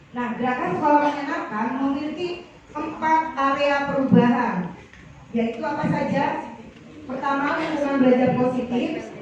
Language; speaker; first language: Indonesian; native; Indonesian